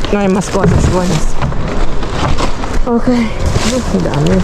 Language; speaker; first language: Spanish; non-native, learner; Filipino